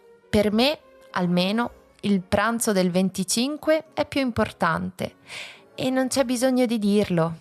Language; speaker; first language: Italian; native; Italian